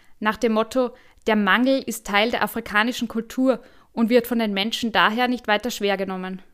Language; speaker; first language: German; native; German